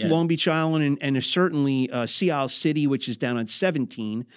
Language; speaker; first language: English; native; English